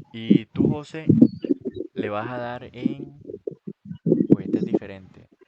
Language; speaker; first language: Spanish; native; Spanish